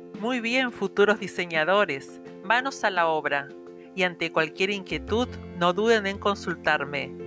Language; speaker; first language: Spanish; native; Spanish